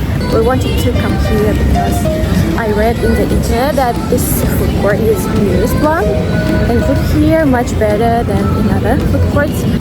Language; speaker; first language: English; non-native, learner; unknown